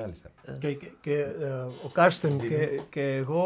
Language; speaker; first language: Greek; non-native, learner; Dutch